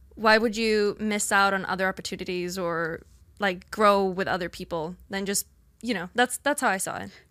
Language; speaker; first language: English; non-native, fluent; Swedish